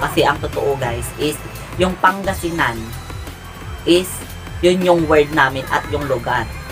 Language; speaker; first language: English; non-native, local second language; Pangasinan